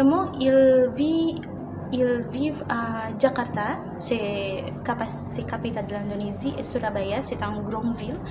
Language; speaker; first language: French; non-native, learner; Indonesian